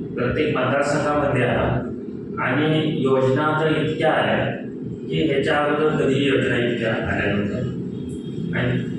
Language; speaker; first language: Marathi; native; Marathi